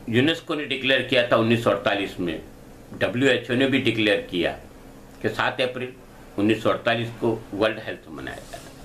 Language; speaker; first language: Hindi; non-native, local second language; Gujarati